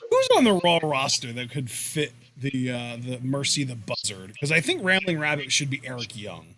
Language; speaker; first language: English; native; English